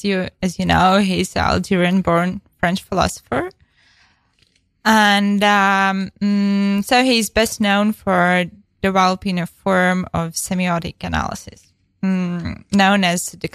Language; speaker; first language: English; non-native, fluent; Ukrainian